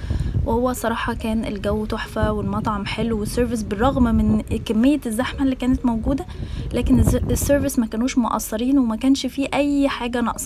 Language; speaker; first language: Arabic; native; Arabic